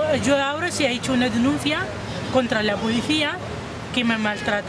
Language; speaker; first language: Spanish; non-native, fluent; Arabic